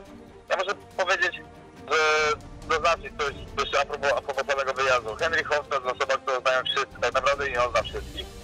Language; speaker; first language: Polish; native; Polish